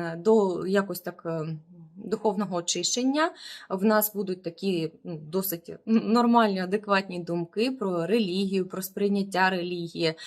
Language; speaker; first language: Ukrainian; non-native, local second language; Russian